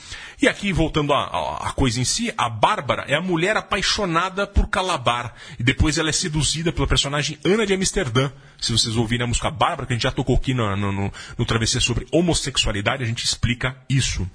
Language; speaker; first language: Portuguese; native; Portuguese